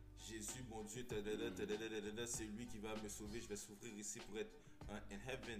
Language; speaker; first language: French; early bilingual, heritage; French